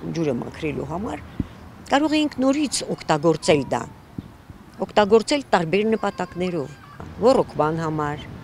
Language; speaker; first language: Armenian; native; Armenian